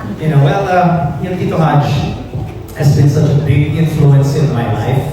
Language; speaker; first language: English; native; English